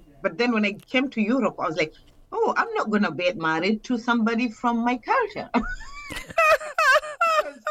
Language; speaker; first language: English; non-native, local second language; Swahili